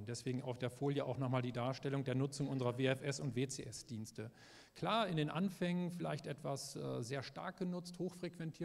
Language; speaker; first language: German; native; German